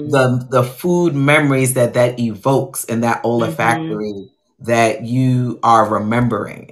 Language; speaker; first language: English; native; English